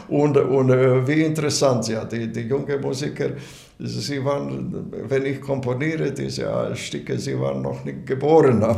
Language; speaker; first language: German; non-native, learner; Latvian